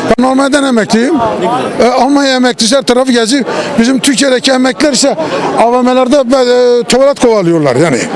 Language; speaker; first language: Turkish; native; Turkish